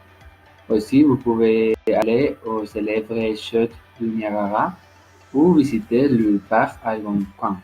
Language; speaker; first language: French; non-native, learner; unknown